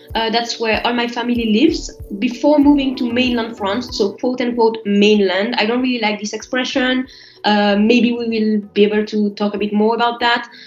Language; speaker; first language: English; non-native, fluent; French